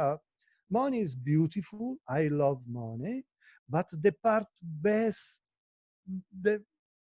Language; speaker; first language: English; non-native, learner; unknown